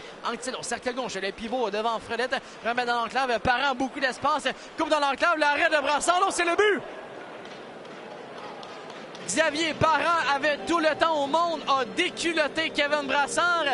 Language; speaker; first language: French; native; French